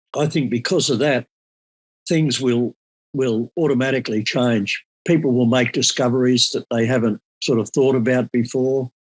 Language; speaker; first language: English; native; English